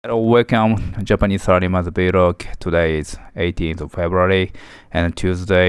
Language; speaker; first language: English; non-native, learner; Japanese